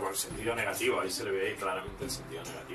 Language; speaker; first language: Spanish; native; Spanish